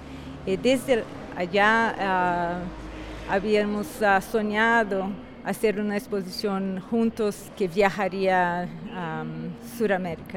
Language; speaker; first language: Spanish; non-native, fluent; Portuguese